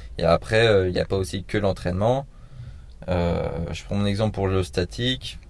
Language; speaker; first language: French; native; French